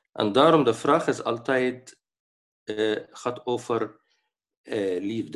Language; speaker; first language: Dutch; non-native, fluent; Arabic